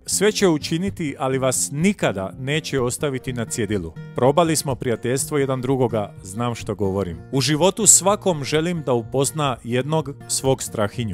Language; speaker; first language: Croatian; native; Croatian